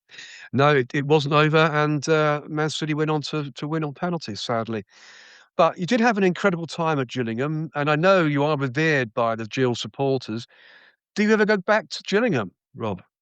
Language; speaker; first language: English; native; English